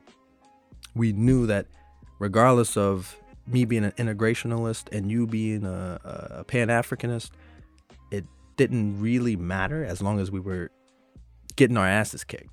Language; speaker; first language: English; native; English